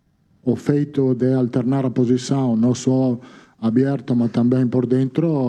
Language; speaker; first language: Portuguese; non-native, fluent; Italian